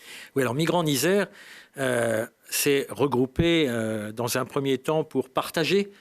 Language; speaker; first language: French; native; French